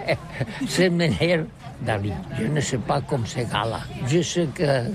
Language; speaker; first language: French; non-native, learner; Catalan